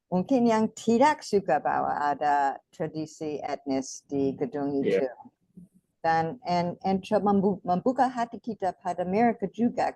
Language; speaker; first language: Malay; non-native, fluent; English